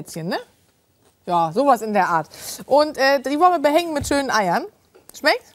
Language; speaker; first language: German; native; German